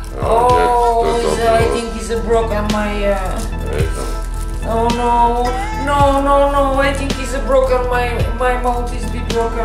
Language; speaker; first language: English; non-native, learner; Bulgarian